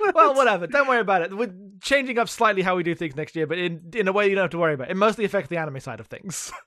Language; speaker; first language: English; native; English